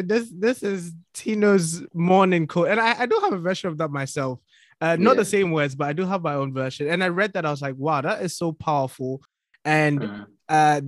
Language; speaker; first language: English; non-native, local second language; Akan